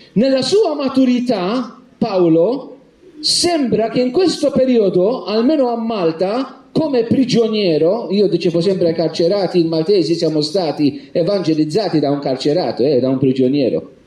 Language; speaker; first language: Italian; non-native, fluent; Maltese